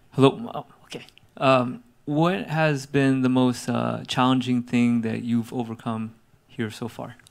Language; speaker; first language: English; early bilingual, other home language; Spanish